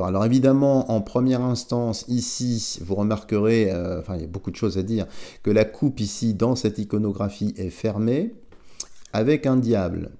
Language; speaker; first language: French; native; French